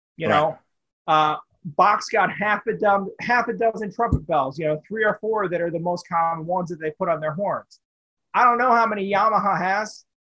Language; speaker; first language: English; native; English